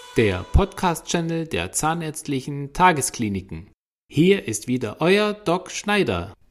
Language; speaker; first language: German; native; German